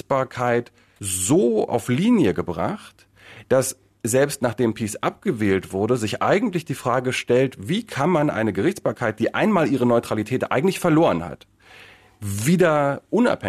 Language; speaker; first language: German; native; German